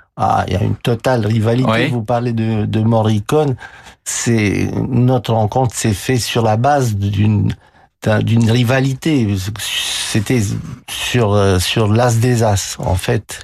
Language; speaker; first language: French; non-native, fluent; Romanian